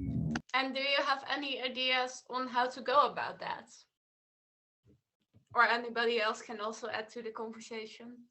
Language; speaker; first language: English; non-native, fluent; Dutch